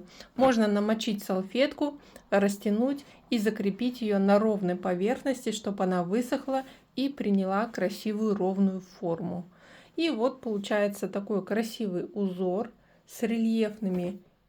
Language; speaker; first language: Russian; native; Russian